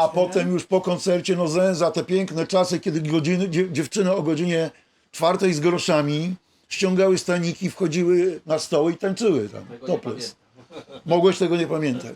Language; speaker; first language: Polish; native; Polish